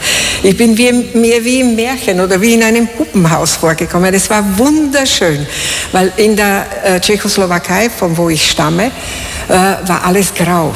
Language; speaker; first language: German; non-native, fluent; Slovak